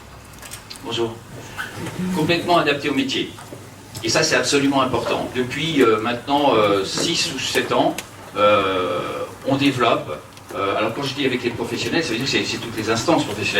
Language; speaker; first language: French; native; French